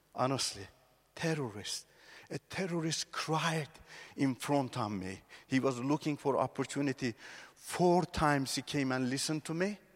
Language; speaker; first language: English; non-native, fluent; Persian